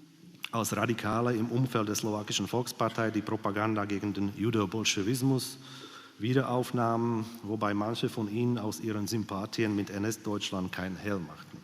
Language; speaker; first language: German; non-native, fluent; Slovak